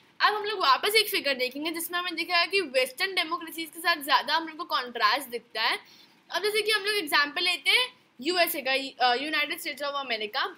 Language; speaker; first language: Hindi; native; Hindi